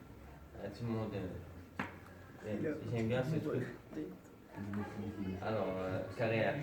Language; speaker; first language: French; non-native, fluent; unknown